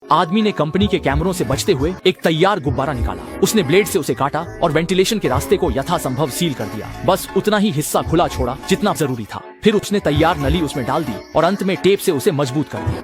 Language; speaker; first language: Hindi; native; Hindi